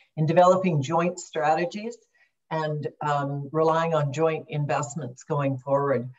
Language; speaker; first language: English; native; English